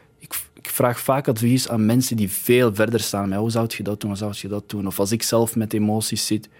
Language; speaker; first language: Dutch; early bilingual, other home language; Arabic